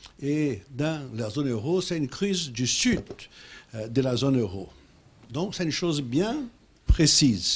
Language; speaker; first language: French; non-native, fluent; Portuguese